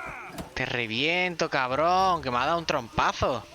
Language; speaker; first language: Spanish; native; Spanish